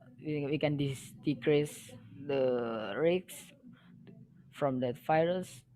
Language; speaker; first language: English; non-native, learner; Indonesian